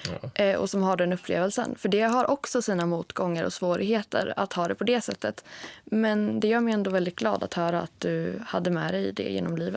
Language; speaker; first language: Swedish; native; Swedish